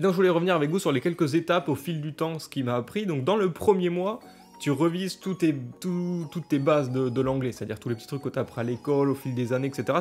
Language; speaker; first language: French; native; French